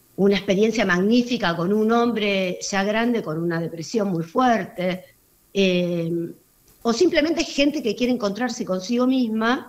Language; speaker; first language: Spanish; native; Spanish